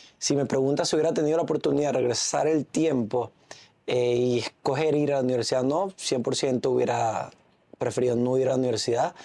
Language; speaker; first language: Spanish; native; Spanish